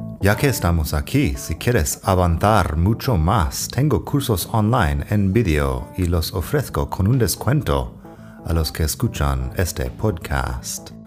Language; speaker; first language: Spanish; non-native, fluent; English